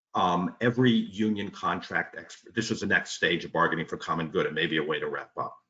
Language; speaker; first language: English; native; English